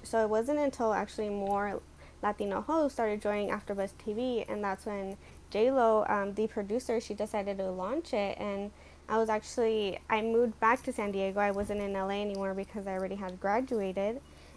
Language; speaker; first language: English; native; English